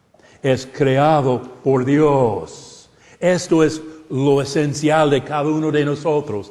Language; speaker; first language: Spanish; non-native, fluent; English